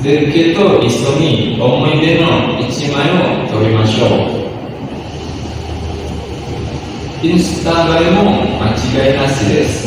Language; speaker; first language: Japanese; non-native, learner; Indonesian